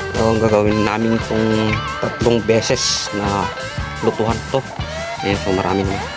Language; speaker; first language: Filipino; non-native, local second language; Iloko